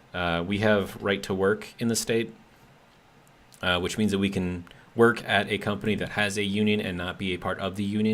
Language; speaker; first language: English; native; English